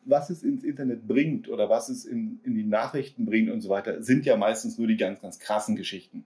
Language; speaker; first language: German; native; German